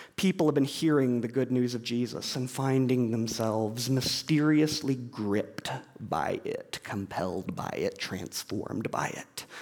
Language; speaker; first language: English; native; English